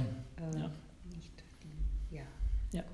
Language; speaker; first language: German; non-native, fluent; Japanese